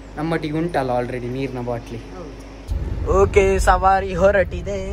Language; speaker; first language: Kannada; native; Kannada